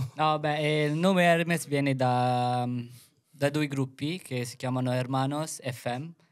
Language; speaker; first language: Italian; early bilingual, other home language; Filipino